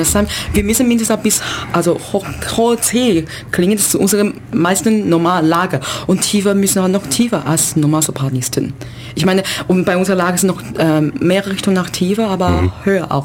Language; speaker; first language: German; non-native, learner; Chinese